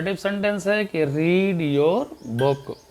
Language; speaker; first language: Hindi; native; Hindi